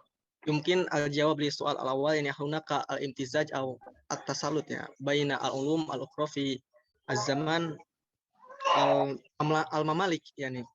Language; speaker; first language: Arabic; non-native, learner; Indonesian